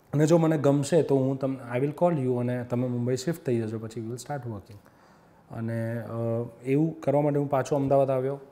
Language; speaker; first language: Gujarati; native; Gujarati